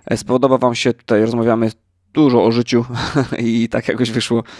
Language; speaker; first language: Polish; native; Polish